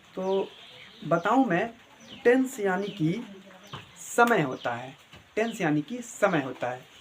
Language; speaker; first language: Hindi; native; Hindi